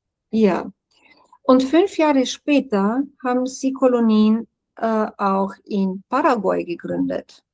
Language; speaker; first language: German; non-native, fluent; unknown